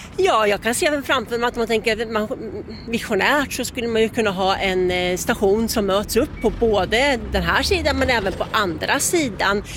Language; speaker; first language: Swedish; native; Swedish